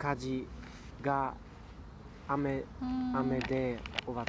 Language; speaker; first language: Japanese; non-native, learner; German